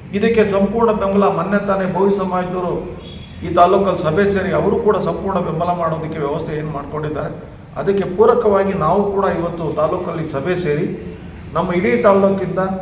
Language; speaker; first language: Kannada; non-native, local second language; Lambadi